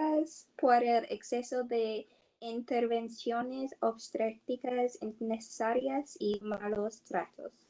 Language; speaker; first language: Spanish; non-native, learner; English